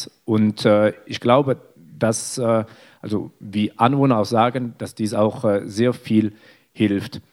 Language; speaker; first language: German; native; German